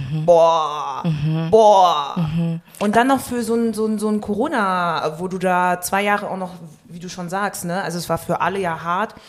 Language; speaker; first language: German; native; German